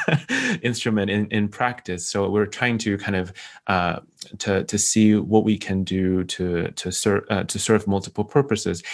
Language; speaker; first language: English; non-native, fluent; Chinese